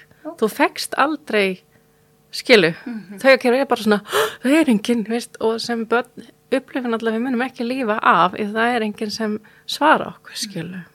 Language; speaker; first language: Icelandic; non-native, fluent; German